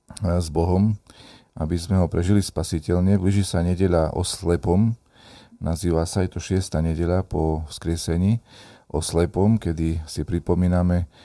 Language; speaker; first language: Slovak; native; Slovak